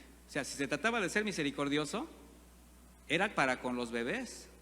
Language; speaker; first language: Spanish; native; Spanish